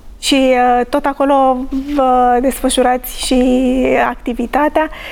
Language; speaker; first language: Romanian; native; Romanian